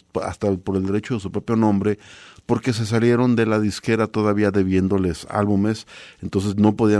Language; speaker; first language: Spanish; native; Spanish